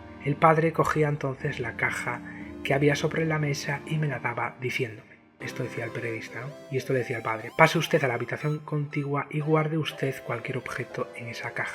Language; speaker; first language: Spanish; native; Spanish